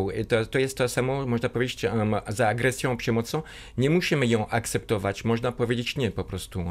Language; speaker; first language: Polish; non-native, fluent; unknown